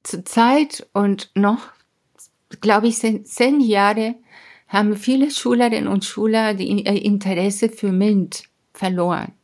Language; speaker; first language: German; non-native, fluent; Spanish